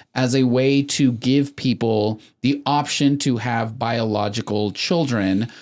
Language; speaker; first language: English; early bilingual, other home language; Spanish